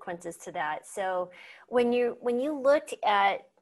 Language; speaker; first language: English; native; English